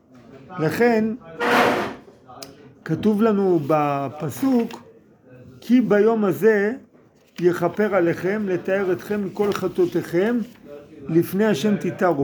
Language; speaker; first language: Hebrew; non-native, fluent; English